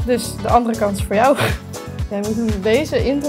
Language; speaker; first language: Dutch; native; Dutch